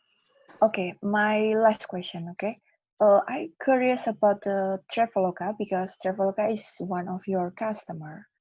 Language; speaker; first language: English; non-native, fluent; Indonesian